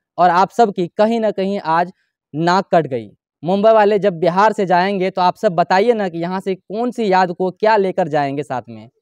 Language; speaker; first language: Hindi; native; Hindi